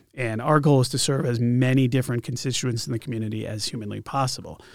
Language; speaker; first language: English; native; English